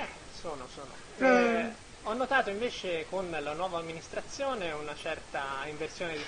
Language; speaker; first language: Italian; native; Italian